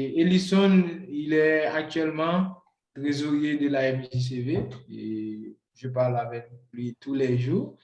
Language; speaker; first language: French; non-native, local second language; Haitian Creole